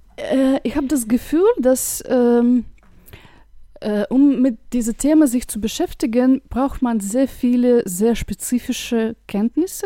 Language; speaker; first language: German; non-native, fluent; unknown